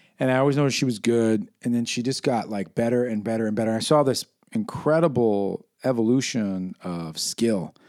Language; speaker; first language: English; native; English